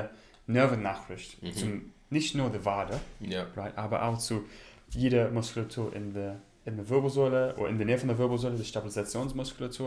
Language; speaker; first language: German; non-native, learner; English